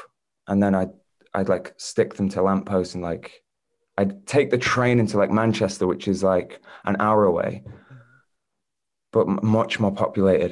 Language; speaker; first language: English; native; English